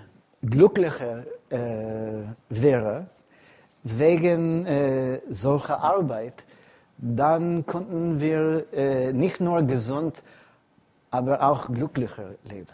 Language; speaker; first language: German; non-native, fluent; English